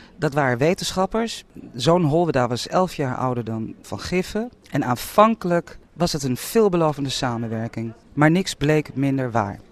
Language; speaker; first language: Dutch; native; Dutch